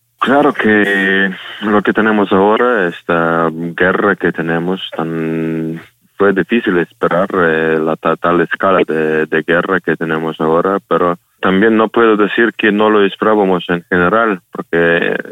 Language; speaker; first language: Spanish; non-native, fluent; Ukrainian